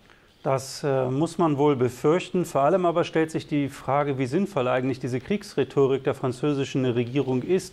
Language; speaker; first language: German; native; German